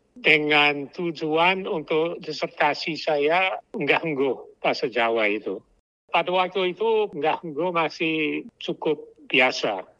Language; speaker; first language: Indonesian; non-native, fluent; English